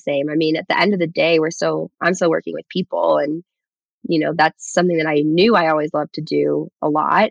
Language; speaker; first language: English; native; English